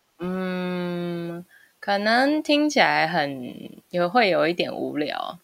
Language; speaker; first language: Chinese; native; Chinese